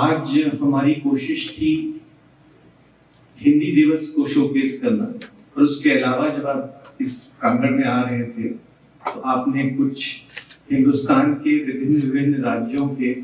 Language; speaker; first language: Hindi; native; Hindi